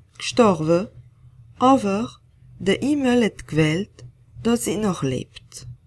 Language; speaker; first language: German; non-native, fluent; French